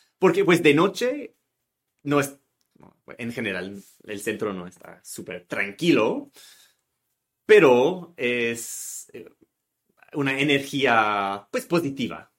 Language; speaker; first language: Spanish; non-native, fluent; English